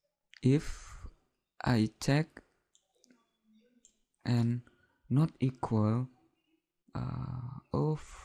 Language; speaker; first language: English; non-native, learner; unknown